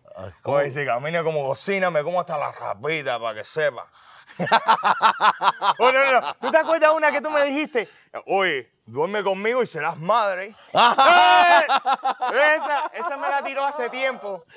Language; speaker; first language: Spanish; early bilingual, heritage; Spanish